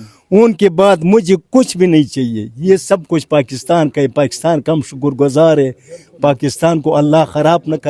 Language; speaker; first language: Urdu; non-native, learner; Pashto